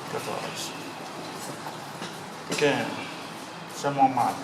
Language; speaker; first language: French; non-native, learner; Vietnamese